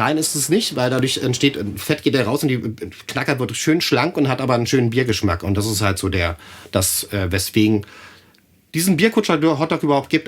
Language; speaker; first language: German; native; German